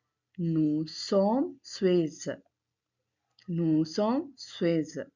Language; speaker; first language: French; non-native, learner; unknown